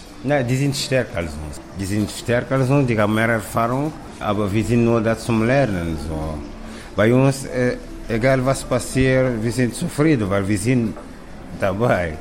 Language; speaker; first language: German; non-native, learner; Kabuverdianu